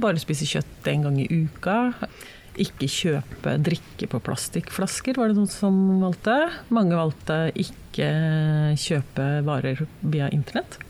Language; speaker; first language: Norwegian; native; Norwegian